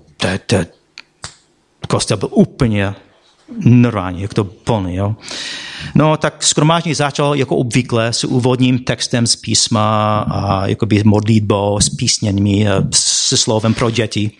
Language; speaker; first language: Czech; non-native, fluent; English